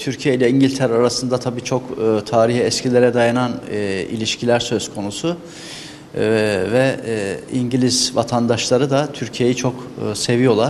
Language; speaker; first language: Turkish; native; Turkish